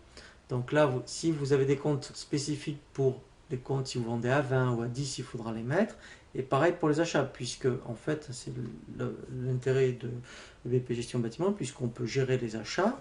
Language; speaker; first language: French; native; French